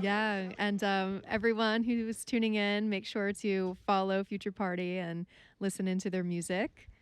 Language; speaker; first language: English; native; English